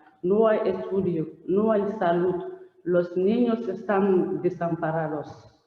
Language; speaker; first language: Spanish; non-native, learner; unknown